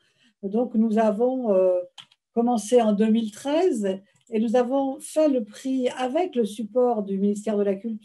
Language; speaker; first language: French; native; French